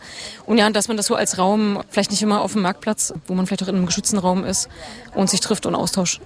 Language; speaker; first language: German; native; German